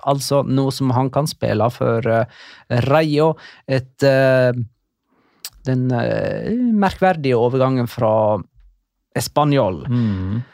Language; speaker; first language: Norwegian; native; Norwegian